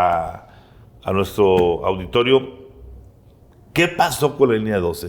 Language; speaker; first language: Spanish; native; Spanish